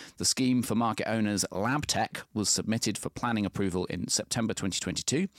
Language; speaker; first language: English; native; English